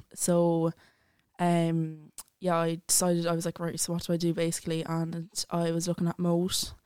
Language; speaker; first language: English; native; English